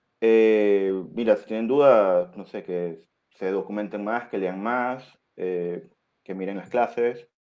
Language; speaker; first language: Spanish; native; Spanish